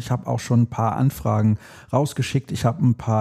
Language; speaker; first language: German; native; German